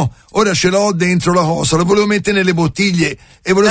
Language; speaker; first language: Italian; native; Italian